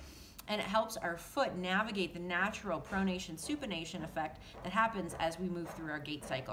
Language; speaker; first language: English; native; English